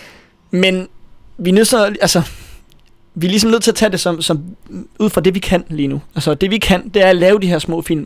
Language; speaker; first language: Danish; native; Danish